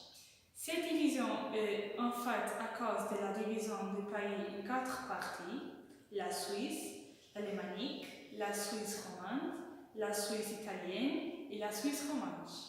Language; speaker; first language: French; non-native, learner; Portuguese